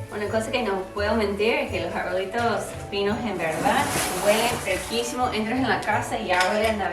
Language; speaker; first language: Spanish; non-native, learner; English